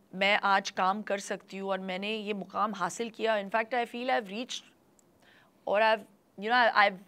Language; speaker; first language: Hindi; non-native, local second language; Tulu